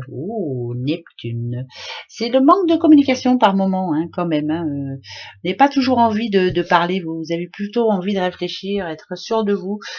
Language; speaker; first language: French; native; French